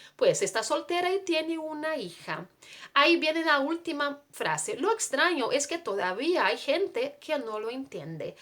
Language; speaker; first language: Spanish; non-native, fluent; Portuguese